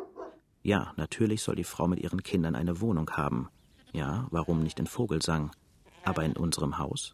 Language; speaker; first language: German; native; German